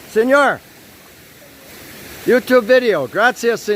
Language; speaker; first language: Spanish; non-native, learner; English